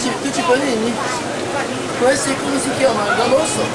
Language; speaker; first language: Italian; non-native, learner; Portuguese